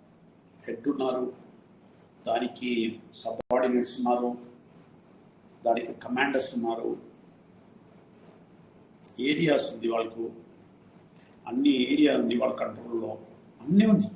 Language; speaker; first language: Telugu; non-native, fluent; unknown